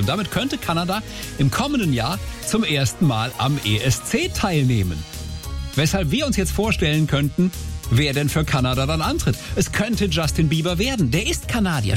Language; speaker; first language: German; native; German